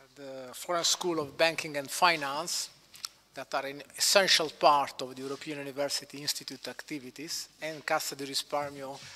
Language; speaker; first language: English; non-native, fluent; Italian